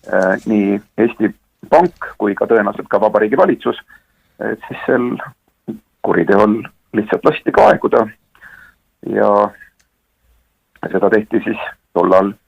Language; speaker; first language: Estonian; native; Estonian